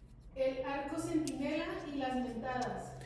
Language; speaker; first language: Spanish; native; Spanish